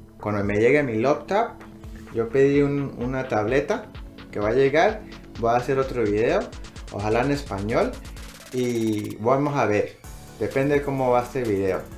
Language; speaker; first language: Spanish; early bilingual, heritage; English